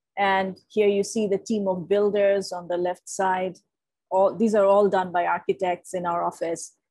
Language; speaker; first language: English; non-native, local second language; Bangla